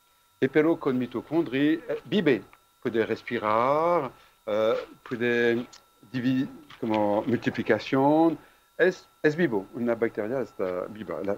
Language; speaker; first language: Spanish; non-native, fluent; French